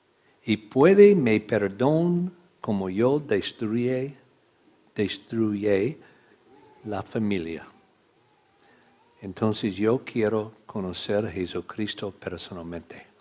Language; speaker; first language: Spanish; non-native, learner; English